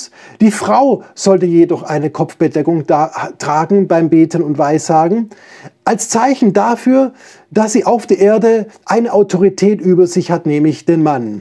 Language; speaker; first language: German; native; German